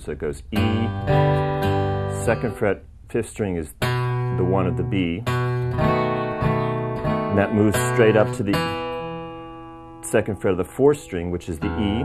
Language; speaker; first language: English; native; English